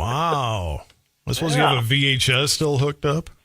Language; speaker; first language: English; native; English